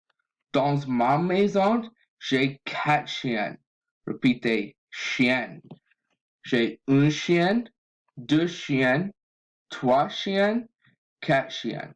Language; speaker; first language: French; non-native, learner; English